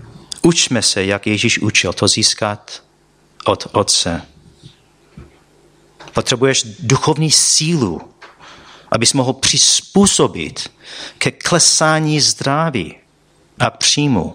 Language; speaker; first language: Czech; non-native, fluent; English